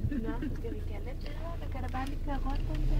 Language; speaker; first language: Danish; native; Danish